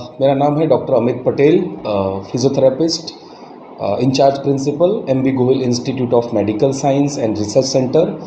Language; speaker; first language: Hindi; non-native, local second language; Gujarati